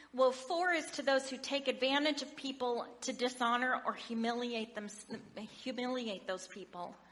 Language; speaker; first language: English; native; English